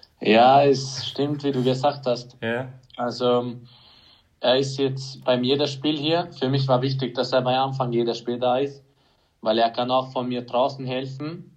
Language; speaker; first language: German; non-native, fluent; Hungarian